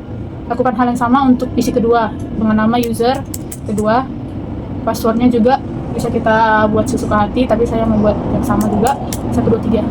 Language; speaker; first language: Indonesian; native; Indonesian